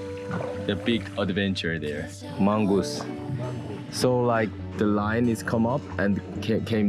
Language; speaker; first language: English; non-native, learner; Korean